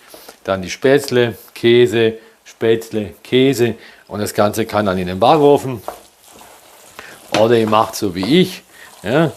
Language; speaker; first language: German; early bilingual, other home language; Polish